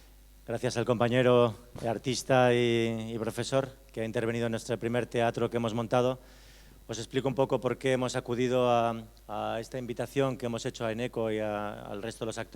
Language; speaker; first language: Spanish; native; Spanish